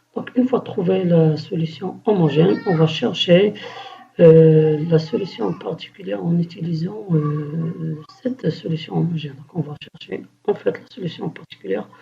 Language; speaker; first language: French; non-native, local second language; Arabic